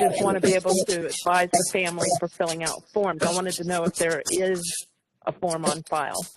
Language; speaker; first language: English; native; English